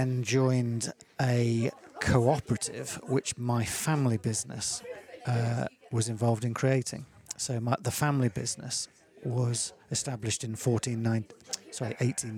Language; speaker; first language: English; native; English